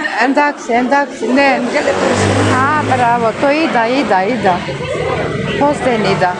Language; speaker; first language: Greek; non-native, learner; Armenian